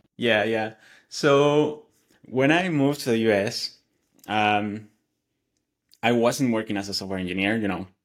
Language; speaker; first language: English; non-native, fluent; Spanish